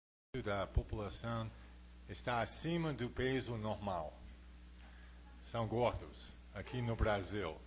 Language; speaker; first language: Portuguese; non-native, fluent; English